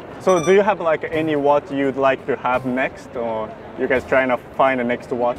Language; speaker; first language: English; non-native, fluent; Japanese